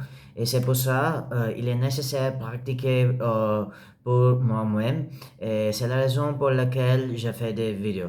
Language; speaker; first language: French; non-native, learner; English